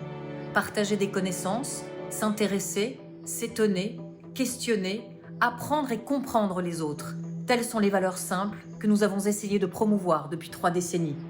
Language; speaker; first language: French; native; French